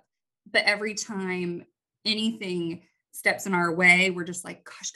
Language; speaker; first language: English; native; English